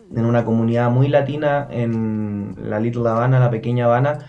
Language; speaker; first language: Spanish; native; Spanish